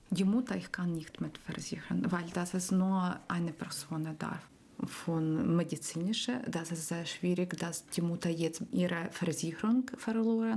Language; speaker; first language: German; non-native, learner; Ukrainian